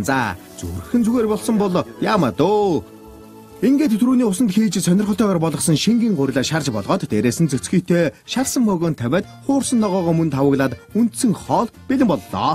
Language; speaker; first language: Mongolian; native; Mongolian